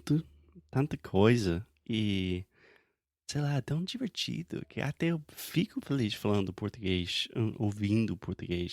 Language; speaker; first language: Portuguese; non-native, fluent; English